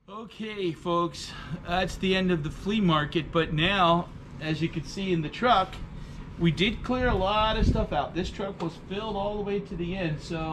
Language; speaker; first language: English; native; English